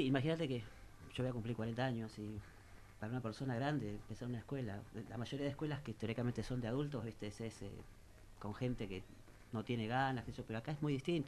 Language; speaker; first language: Spanish; native; Spanish